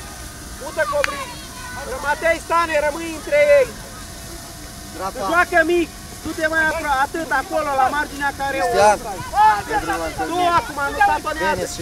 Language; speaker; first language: Romanian; native; Romanian